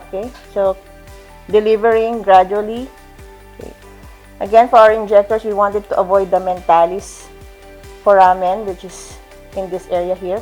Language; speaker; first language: English; non-native, local second language; Filipino